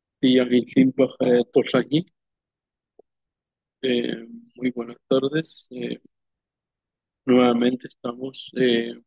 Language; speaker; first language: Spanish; non-native, local second language; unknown